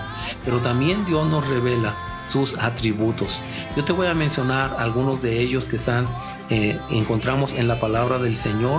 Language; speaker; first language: Spanish; native; Spanish